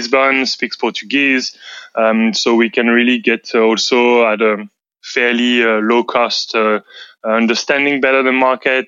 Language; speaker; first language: English; non-native, fluent; French